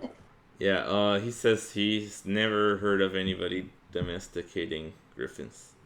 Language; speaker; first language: English; native; English